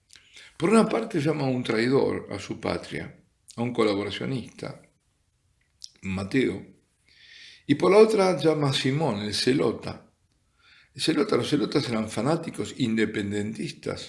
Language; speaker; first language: Spanish; native; Spanish